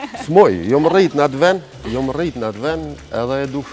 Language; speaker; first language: Albanian; early bilingual, heritage; Albanian